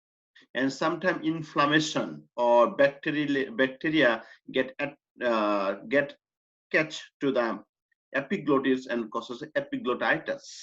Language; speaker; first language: English; non-native, fluent; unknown